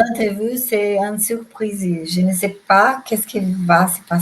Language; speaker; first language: French; non-native, learner; Portuguese